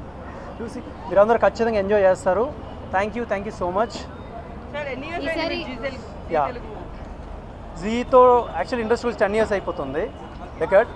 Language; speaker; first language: Telugu; native; Telugu